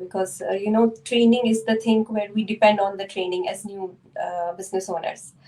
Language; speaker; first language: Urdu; native; Urdu